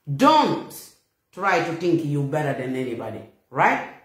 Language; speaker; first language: English; non-native, fluent; Upper Guinea Crioulo